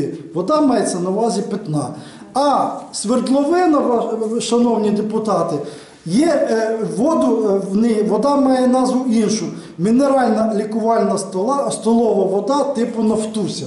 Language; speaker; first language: Ukrainian; native; Ukrainian